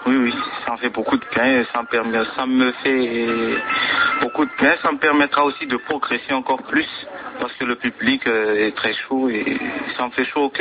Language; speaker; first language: French; non-native, local second language; Malagasy